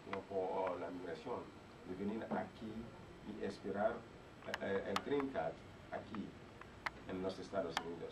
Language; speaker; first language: Spanish; non-native, learner; Haitian Creole